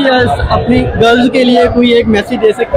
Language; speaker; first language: Urdu; non-native, local second language; Punjabi